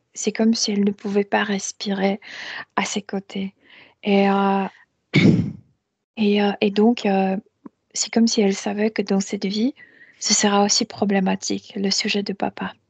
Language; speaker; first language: French; non-native, fluent; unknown